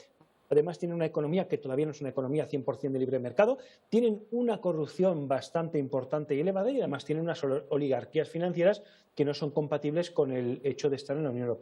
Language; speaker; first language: Spanish; native; Spanish